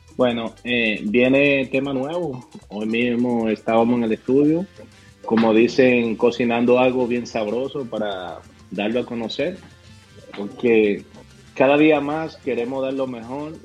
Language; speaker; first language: Spanish; native; Spanish